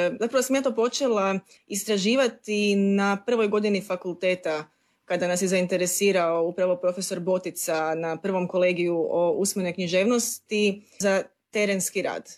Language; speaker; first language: Croatian; native; Croatian